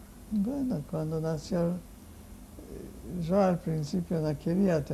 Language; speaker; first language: Spanish; non-native, fluent; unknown